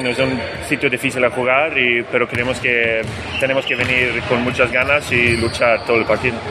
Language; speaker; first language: Spanish; non-native, fluent; Swedish